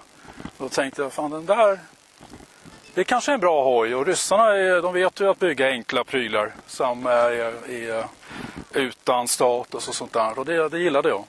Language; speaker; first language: Swedish; native; Swedish